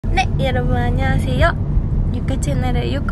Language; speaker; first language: Korean; non-native, fluent; Japanese